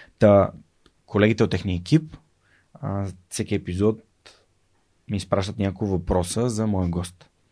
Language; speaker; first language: Bulgarian; native; Bulgarian